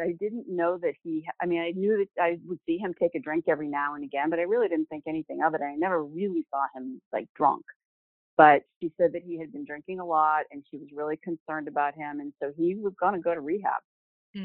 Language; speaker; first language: English; native; English